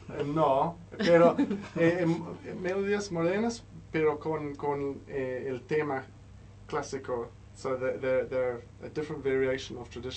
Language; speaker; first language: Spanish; non-native, learner; English